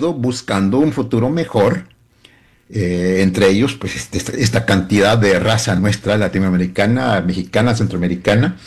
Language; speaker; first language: Spanish; early bilingual, heritage; Spanish